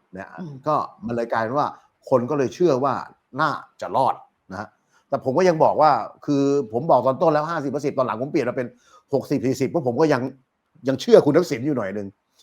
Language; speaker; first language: Thai; native; Thai